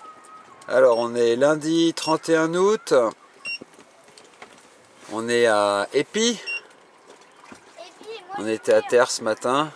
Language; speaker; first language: French; native; French